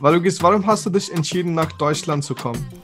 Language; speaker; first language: German; non-native, fluent; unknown